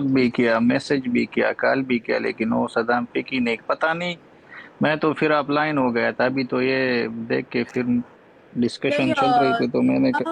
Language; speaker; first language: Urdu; non-native, local second language; Pashto